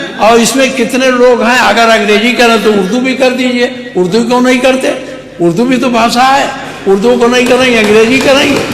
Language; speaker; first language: Hindi; native; Hindi